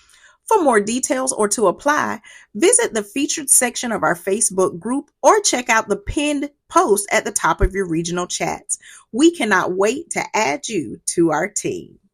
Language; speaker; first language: English; native; English